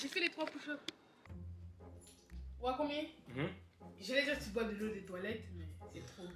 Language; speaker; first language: French; native; French